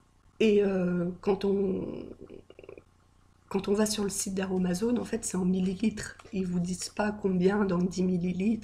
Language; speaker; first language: French; native; French